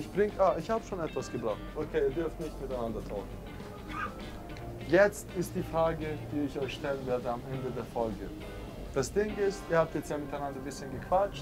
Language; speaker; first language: German; native; German